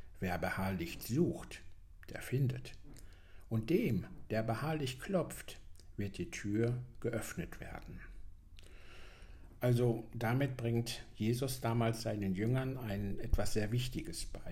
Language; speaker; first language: German; native; German